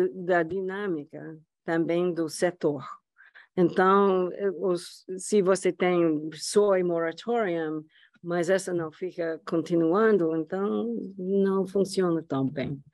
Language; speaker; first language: Portuguese; non-native, fluent; English